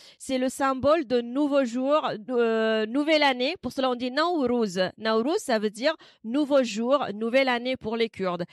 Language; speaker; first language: French; non-native, fluent; Kurdish